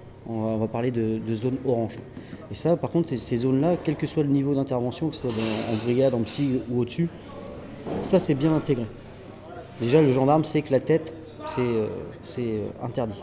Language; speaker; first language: French; native; French